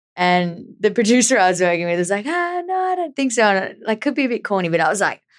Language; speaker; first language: English; native; English